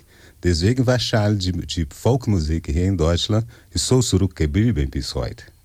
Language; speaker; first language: German; non-native, fluent; Portuguese